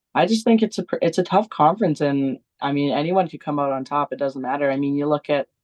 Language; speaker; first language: English; native; English